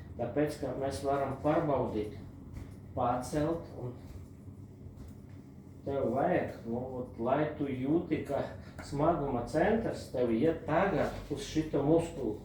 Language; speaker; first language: Latvian; non-native, local second language; Russian